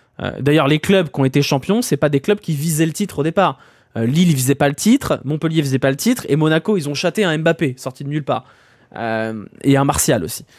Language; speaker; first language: French; native; French